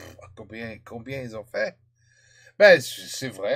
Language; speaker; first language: French; non-native, learner; English